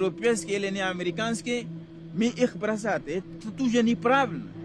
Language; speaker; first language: Russian; non-native, learner; Arabic